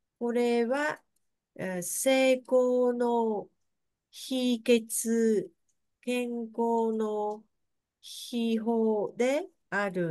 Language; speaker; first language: Japanese; non-native, learner; Vietnamese